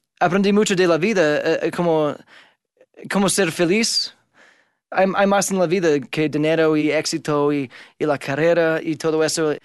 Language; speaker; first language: Spanish; non-native, fluent; English